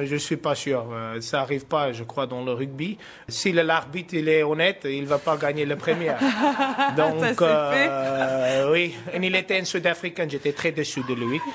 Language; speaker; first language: French; non-native, fluent; Afrikaans